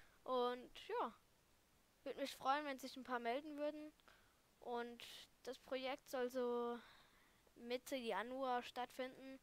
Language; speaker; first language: German; native; German